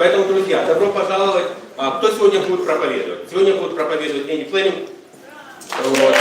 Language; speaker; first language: Russian; native; Russian